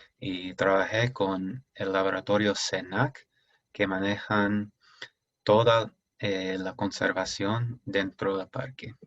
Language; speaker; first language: Spanish; non-native, fluent; English